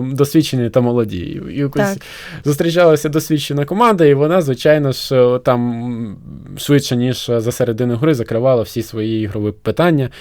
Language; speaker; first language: Ukrainian; non-native, local second language; Russian